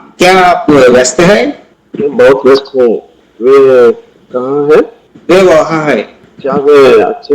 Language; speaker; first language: Hindi; non-native, learner; Telugu